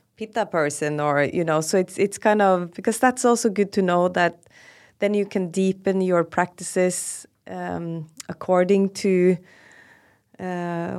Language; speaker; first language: English; non-native, fluent; Norwegian